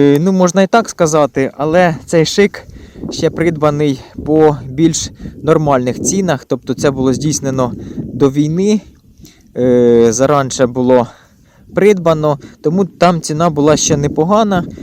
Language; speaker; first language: Ukrainian; native; Ukrainian